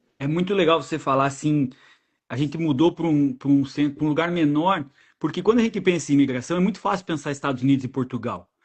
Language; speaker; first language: Portuguese; native; Portuguese